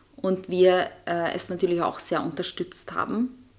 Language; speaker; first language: German; non-native, fluent; Italian